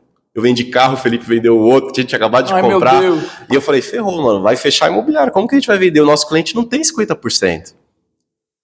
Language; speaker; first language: Portuguese; native; Portuguese